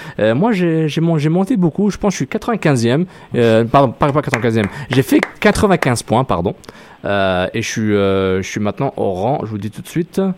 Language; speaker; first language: French; native; French